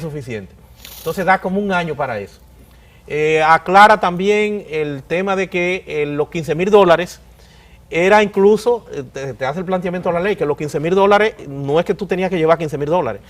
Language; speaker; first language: Spanish; native; Spanish